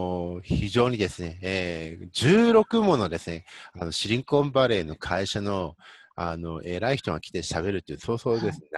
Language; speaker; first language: Japanese; native; Japanese